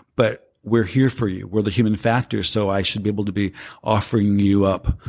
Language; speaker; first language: English; native; English